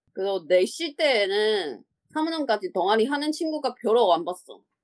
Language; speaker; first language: Korean; non-native, learner; Chinese